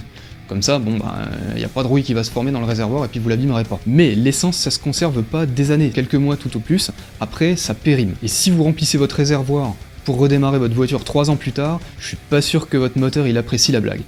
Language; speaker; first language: French; native; French